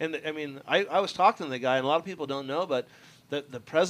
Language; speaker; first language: English; native; English